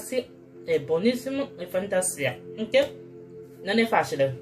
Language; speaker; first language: Italian; non-native, learner; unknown